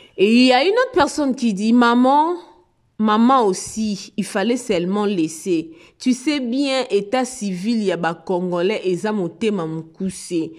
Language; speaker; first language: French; non-native, local second language; Lingala